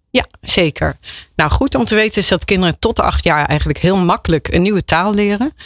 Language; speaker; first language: Dutch; native; Dutch